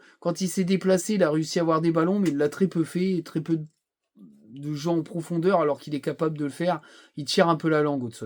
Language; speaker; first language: French; native; French